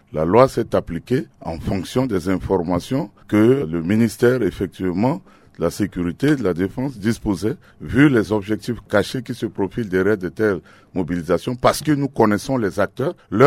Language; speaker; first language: French; non-native, local second language; Sango